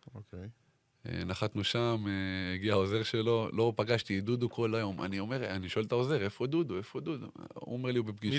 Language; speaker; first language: Hebrew; native; Hebrew